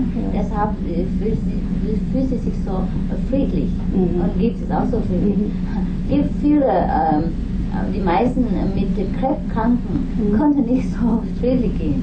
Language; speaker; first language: German; non-native, learner; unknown